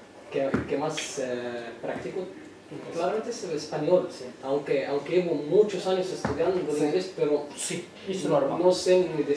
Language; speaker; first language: Spanish; non-native, fluent; Arabic